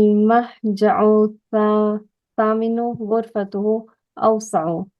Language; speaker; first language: Arabic; non-native, learner; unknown